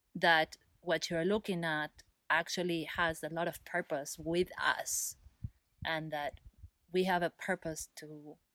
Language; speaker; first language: English; non-native, fluent; Spanish